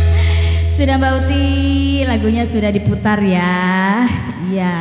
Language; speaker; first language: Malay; non-native, local second language; Javanese